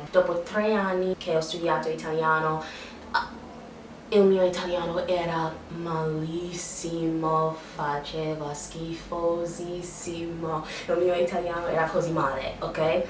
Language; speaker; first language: Italian; non-native, learner; English